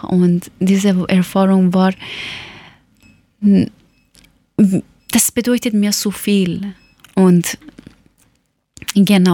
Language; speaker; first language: German; non-native, learner; Persian